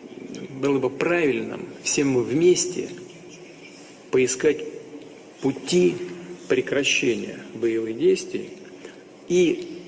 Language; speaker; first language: Russian; native; Russian